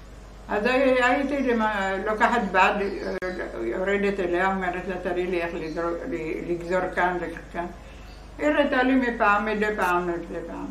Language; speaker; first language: Hebrew; non-native, fluent; Arabic